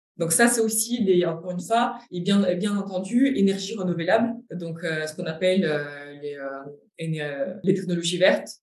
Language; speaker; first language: French; non-native, fluent; Ukrainian